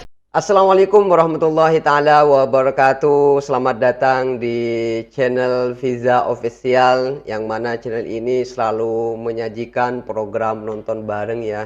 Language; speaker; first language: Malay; non-native, local second language; Madurese